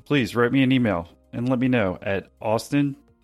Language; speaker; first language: English; native; English